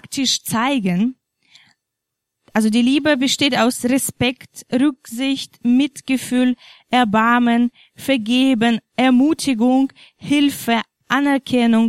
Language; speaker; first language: German; non-native, fluent; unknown